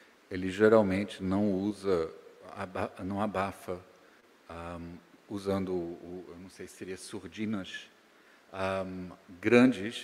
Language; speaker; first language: Portuguese; native; Portuguese